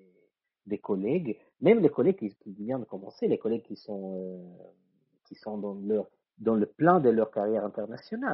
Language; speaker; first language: French; non-native, fluent; Italian